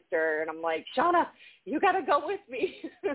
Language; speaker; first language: English; native; English